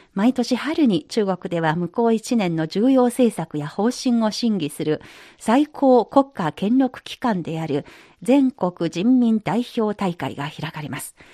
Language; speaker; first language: Japanese; non-native, fluent; Chinese